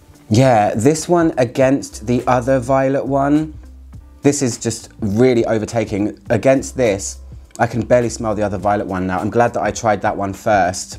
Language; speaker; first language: English; native; English